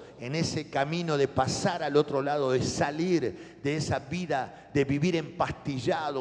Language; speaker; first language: Spanish; native; Spanish